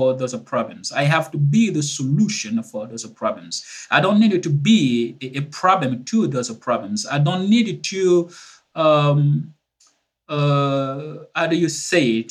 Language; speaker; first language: English; non-native, fluent; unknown